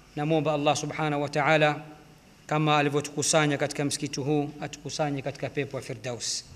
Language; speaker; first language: Swahili; native; Swahili